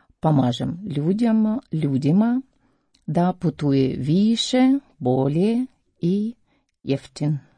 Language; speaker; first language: Croatian; non-native, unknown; Ukrainian